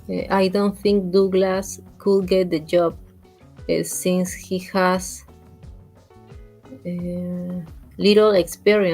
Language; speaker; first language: English; non-native, learner; Spanish